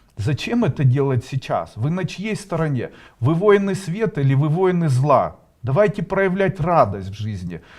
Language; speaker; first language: Russian; native; Russian